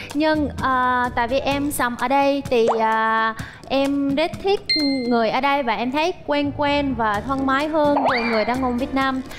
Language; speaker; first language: Vietnamese; early bilingual, other home language; Russian